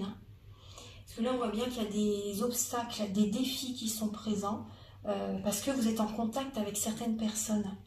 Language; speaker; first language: French; native; French